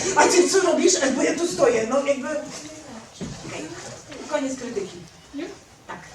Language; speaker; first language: Polish; native; Polish